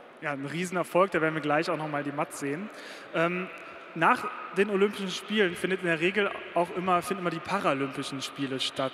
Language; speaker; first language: German; native; German